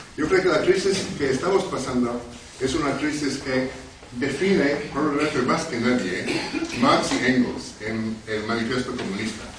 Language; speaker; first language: Spanish; non-native, fluent; English